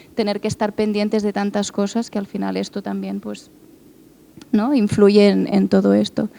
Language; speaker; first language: Spanish; native; Spanish